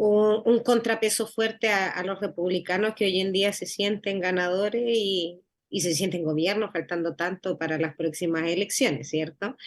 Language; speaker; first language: Spanish; native; Spanish